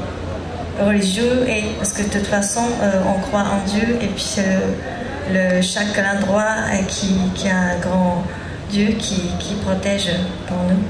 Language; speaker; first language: French; non-native, learner; Japanese